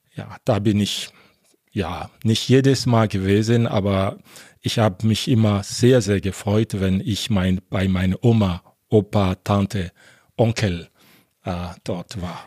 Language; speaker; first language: German; non-native, fluent; Lingala